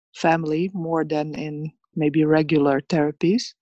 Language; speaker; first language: English; early bilingual, other home language; Bosnian